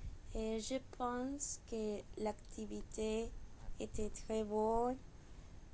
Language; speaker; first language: French; non-native, learner; Spanish